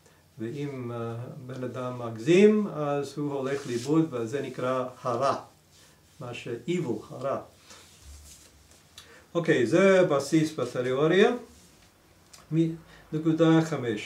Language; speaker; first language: Hebrew; non-native, fluent; English